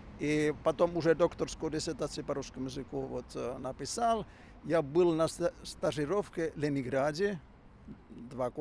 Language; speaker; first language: Russian; non-native, fluent; Finnish